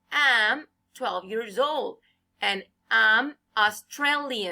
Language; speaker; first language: English; non-native, fluent; Spanish